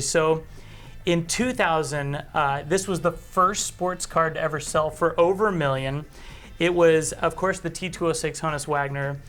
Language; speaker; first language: English; native; English